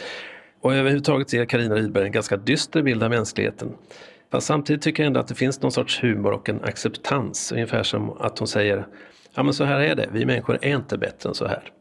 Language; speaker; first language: Swedish; native; Swedish